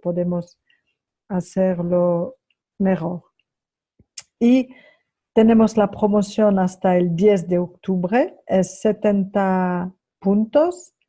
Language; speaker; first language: Spanish; non-native, fluent; French